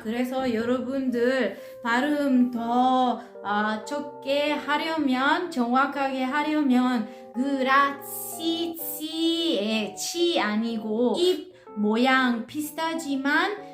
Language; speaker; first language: Korean; non-native, learner; Italian